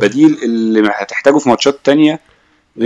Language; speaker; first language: Arabic; native; Arabic